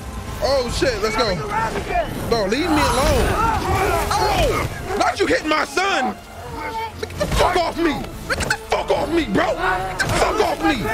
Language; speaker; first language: English; native; English